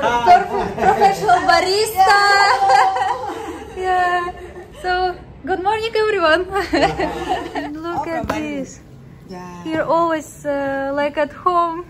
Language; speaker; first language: English; non-native, learner; Russian